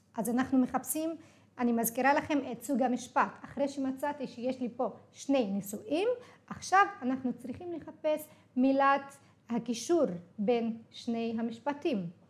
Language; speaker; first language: Hebrew; non-native, local second language; Arabic